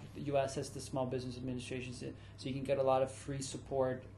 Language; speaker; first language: English; early bilingual, other home language; German